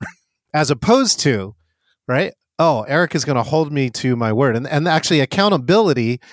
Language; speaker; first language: English; native; English